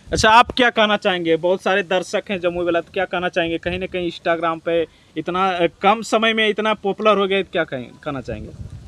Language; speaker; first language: Hindi; native; Hindi